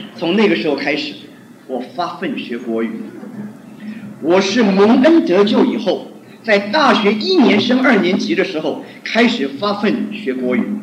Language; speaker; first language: Chinese; non-native, local second language; Hakka Chinese